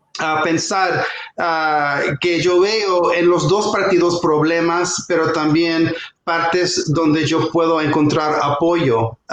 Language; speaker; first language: Spanish; non-native, fluent; English